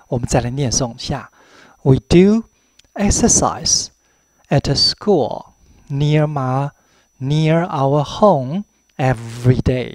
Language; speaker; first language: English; non-native, fluent; Chinese